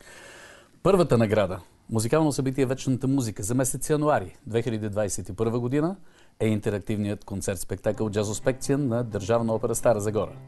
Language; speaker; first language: Bulgarian; native; Bulgarian